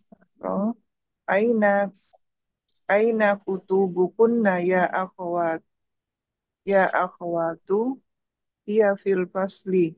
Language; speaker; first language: Arabic; non-native, learner; Indonesian